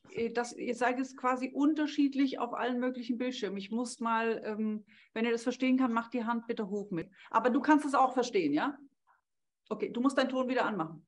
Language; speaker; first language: German; native; German